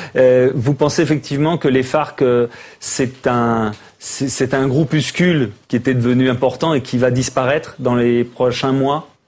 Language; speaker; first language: French; native; French